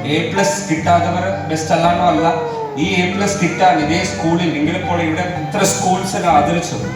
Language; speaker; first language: Malayalam; non-native, local second language; Tamil